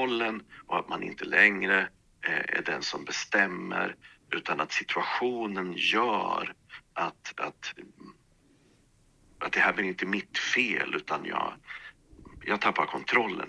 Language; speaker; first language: Swedish; native; Swedish